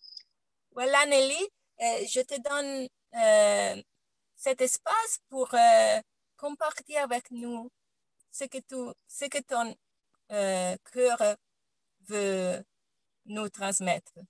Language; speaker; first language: French; non-native, learner; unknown